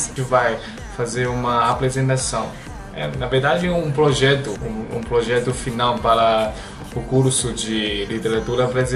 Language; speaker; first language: Portuguese; non-native, learner; Chinese